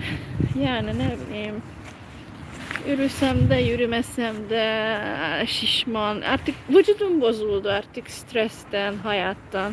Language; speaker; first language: Turkish; non-native, fluent; Hungarian